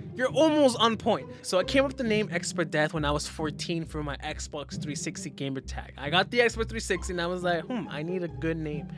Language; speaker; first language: English; native; English